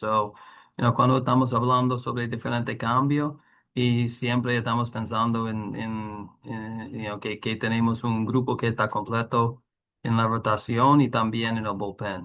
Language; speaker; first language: Spanish; non-native, learner; English